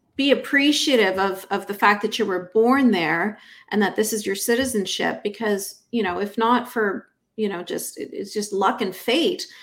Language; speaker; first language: English; native; English